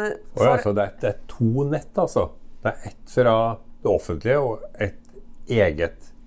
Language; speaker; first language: Norwegian; native; Norwegian